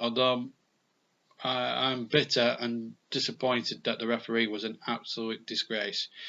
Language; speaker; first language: English; native; English